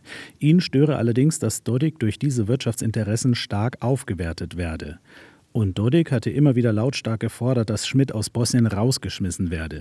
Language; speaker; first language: German; native; German